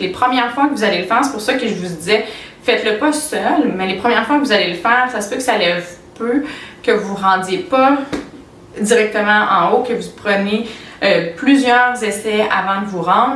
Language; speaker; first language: French; native; French